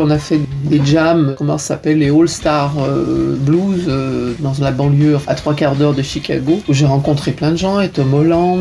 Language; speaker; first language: French; native; French